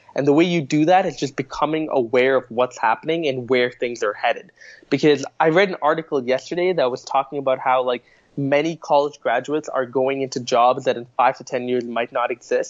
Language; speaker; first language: English; native; English